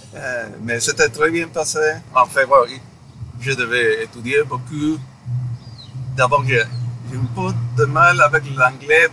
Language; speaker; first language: French; non-native, fluent; Spanish